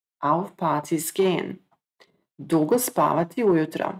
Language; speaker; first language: German; non-native, fluent; Croatian